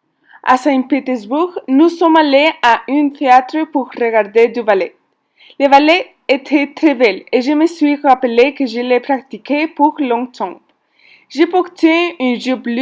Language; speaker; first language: French; non-native, learner; Spanish